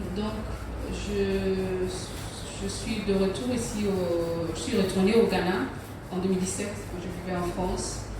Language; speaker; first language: French; early bilingual, heritage; English